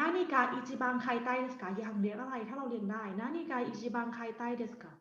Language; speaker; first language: Japanese; non-native, fluent; Thai